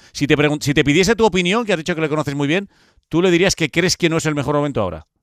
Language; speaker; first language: Spanish; native; Spanish